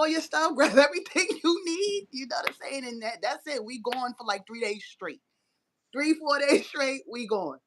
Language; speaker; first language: English; native; English